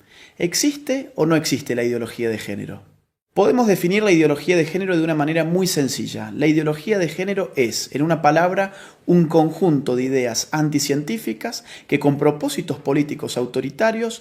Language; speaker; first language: Spanish; native; Spanish